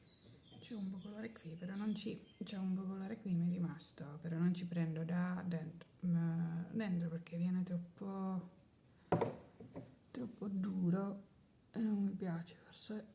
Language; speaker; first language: Italian; non-native, learner; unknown